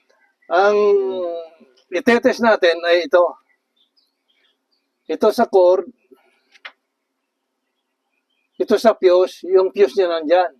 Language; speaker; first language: Filipino; native; Filipino